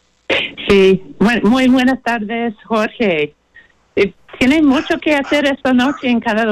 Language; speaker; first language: Spanish; non-native, fluent; English